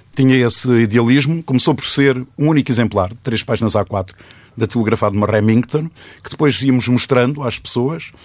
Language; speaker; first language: Portuguese; native; Portuguese